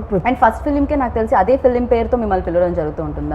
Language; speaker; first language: Telugu; native; Telugu